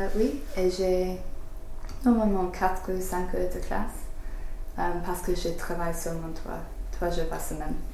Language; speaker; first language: French; non-native, learner; English